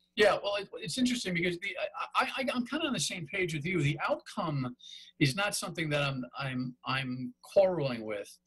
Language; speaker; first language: English; native; English